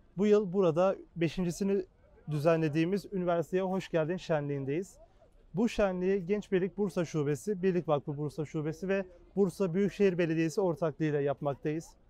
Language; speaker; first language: Turkish; native; Turkish